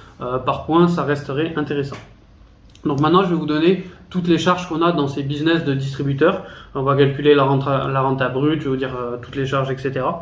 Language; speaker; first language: French; native; French